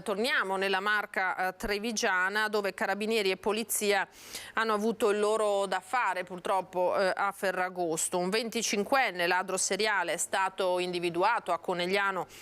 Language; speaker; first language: Italian; native; Italian